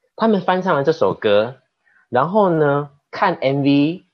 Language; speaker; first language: Chinese; native; Chinese